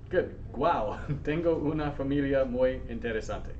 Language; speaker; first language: Spanish; non-native, fluent; English